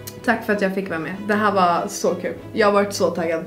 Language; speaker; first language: Swedish; native; Swedish